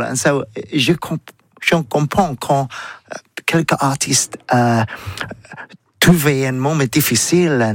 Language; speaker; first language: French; non-native, learner; English